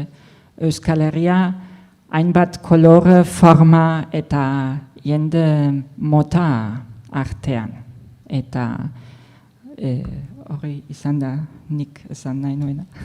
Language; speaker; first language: Basque; non-native, fluent; German